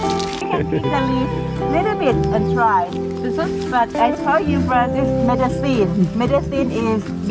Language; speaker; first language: English; non-native, learner; Thai